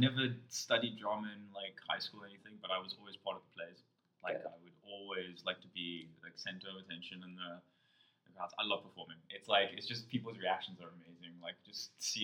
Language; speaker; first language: English; native; English